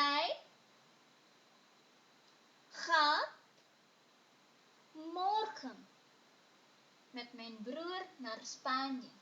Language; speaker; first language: Dutch; non-native, fluent; Indonesian